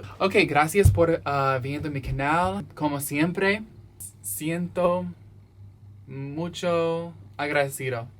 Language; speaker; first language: Spanish; non-native, learner; English